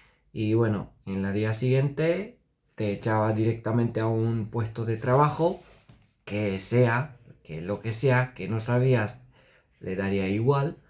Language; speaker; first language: Spanish; non-native, fluent; Romanian